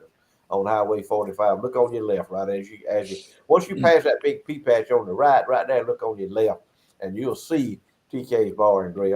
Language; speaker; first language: English; native; English